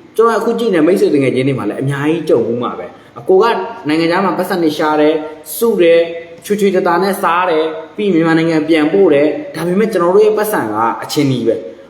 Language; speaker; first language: Burmese; native; Burmese